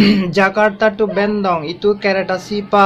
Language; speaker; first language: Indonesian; non-native, learner; Bangla